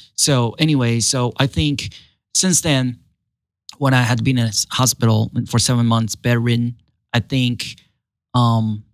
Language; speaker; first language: English; non-native, fluent; Chinese